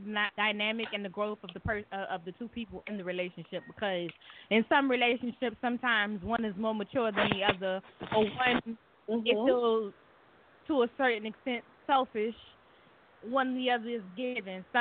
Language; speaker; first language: English; native; English